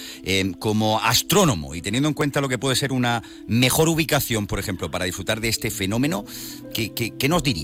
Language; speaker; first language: Spanish; native; Spanish